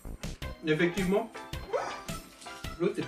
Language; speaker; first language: French; native; French